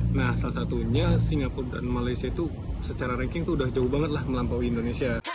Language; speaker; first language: Indonesian; native; Indonesian